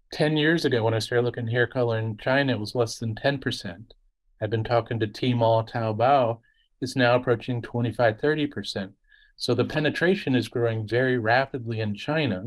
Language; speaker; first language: English; native; English